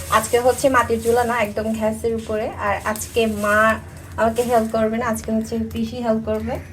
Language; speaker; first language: Bangla; native; Bangla